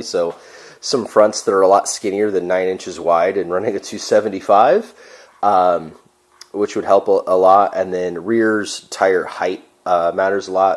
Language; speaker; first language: English; native; English